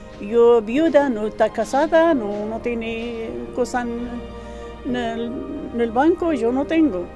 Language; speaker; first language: Spanish; non-native, learner; Arabic